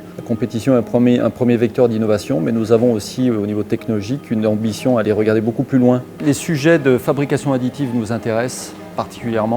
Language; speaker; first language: French; native; French